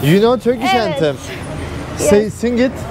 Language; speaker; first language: English; non-native, learner; Turkish